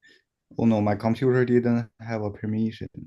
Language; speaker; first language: English; non-native, learner; Chinese